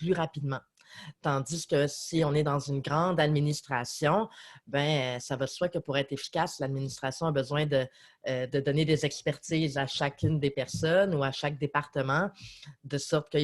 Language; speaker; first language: French; native; French